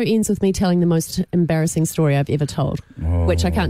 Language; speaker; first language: English; native; English